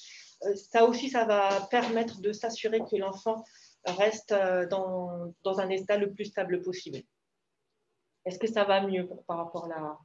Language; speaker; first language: French; native; French